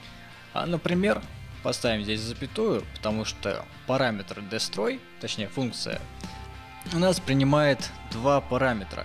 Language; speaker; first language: Russian; native; Russian